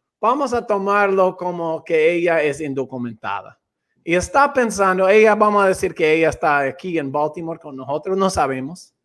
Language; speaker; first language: Spanish; non-native, fluent; English